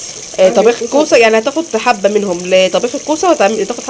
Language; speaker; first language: Arabic; native; Arabic